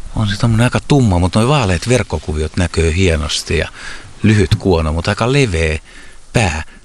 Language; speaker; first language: Finnish; native; Finnish